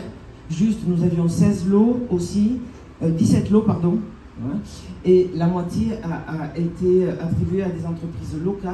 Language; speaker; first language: French; native; French